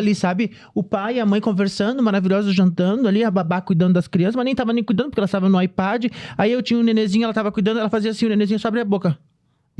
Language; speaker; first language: Portuguese; native; Portuguese